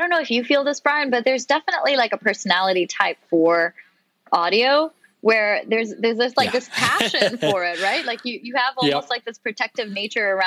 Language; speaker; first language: English; non-native, local second language; Urdu